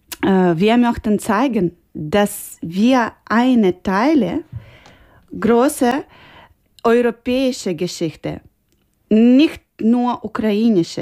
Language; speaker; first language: German; non-native, learner; Ukrainian